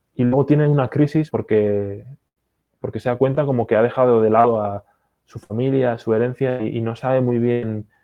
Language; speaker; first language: Spanish; native; Spanish